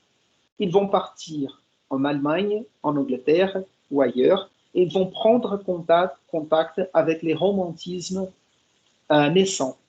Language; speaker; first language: French; non-native, fluent; Portuguese